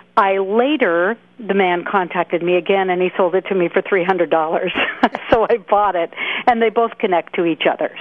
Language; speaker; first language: English; native; English